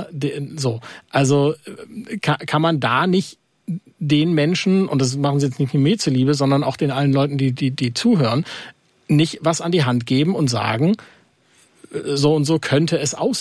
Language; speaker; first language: German; native; German